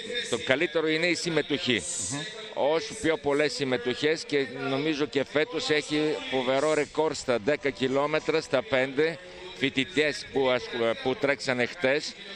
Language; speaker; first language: Greek; non-native, fluent; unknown